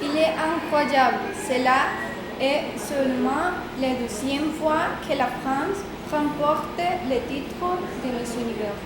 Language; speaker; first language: French; non-native, learner; Spanish